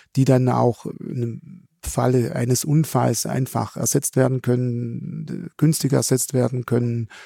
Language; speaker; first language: German; native; German